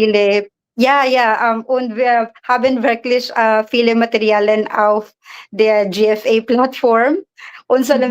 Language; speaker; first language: German; non-native, learner; Filipino